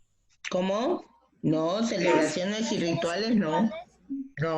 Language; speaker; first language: Spanish; native; Spanish